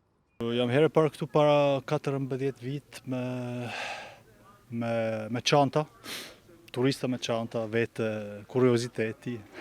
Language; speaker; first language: Albanian; non-native, learner; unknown